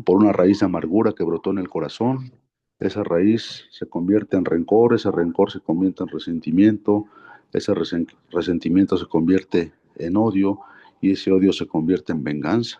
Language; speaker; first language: Spanish; native; Spanish